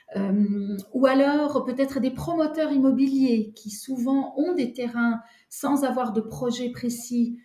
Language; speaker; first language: French; non-native, local second language; Luxembourgish